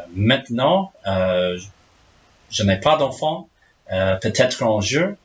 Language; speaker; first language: French; non-native, learner; English